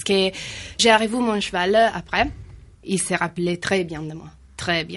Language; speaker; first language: French; non-native, fluent; Italian